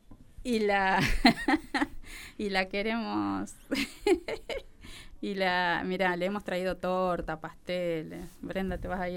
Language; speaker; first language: Spanish; native; Spanish